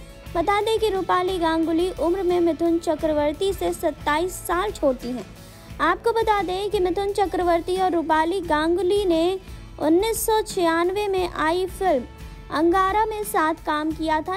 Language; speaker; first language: Hindi; native; Hindi